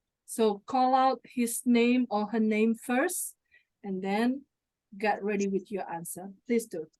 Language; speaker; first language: English; non-native, fluent; Indonesian